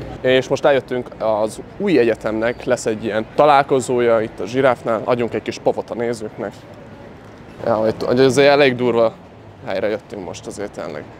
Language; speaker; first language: Hungarian; early bilingual, other home language; Chinese